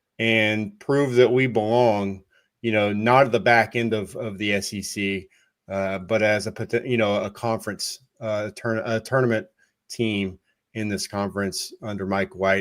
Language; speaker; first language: English; native; English